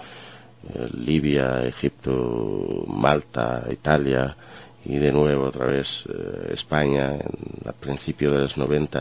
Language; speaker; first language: Spanish; non-native, fluent; Arabic